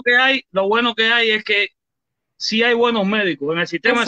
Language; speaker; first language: Spanish; native; Spanish